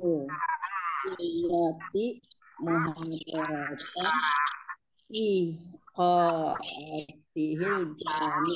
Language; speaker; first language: Arabic; non-native, learner; Indonesian